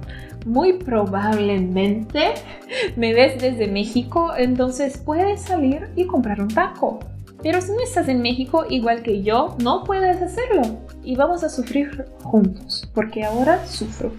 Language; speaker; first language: Spanish; non-native, fluent; Portuguese